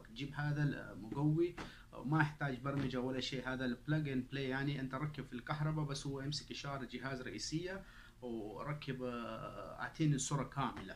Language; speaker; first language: Arabic; non-native, learner; Urdu